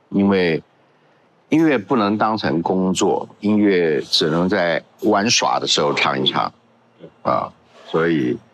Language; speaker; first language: Chinese; non-native, local second language; Hakka Chinese